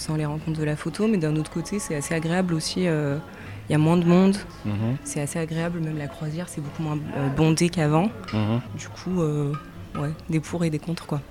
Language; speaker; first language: French; native; French